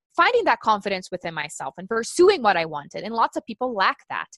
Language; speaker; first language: English; non-native, fluent; Portuguese